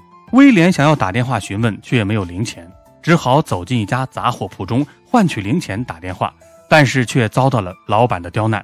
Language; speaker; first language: Chinese; native; Chinese